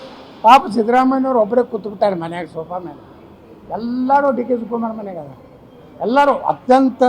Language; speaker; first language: Kannada; native; Kannada